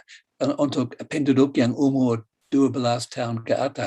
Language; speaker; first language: Indonesian; non-native, fluent; English